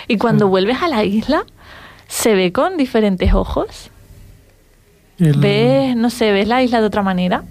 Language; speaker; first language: Spanish; native; Spanish